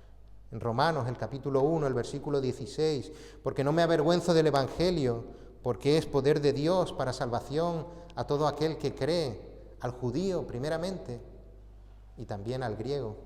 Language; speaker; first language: Spanish; native; Spanish